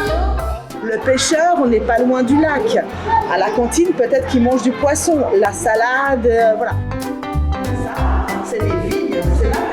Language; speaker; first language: French; native; French